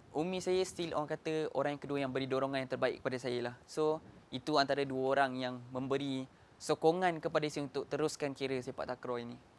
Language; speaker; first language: Malay; native; Malay